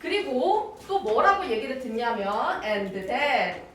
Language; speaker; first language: Korean; native; Korean